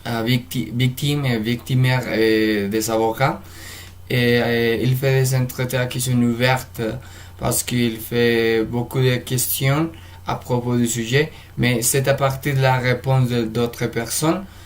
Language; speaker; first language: French; non-native, fluent; Spanish